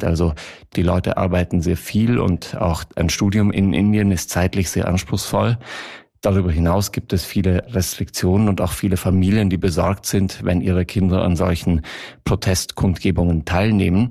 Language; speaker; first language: German; native; German